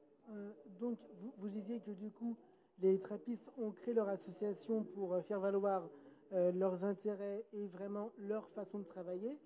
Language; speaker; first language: French; native; French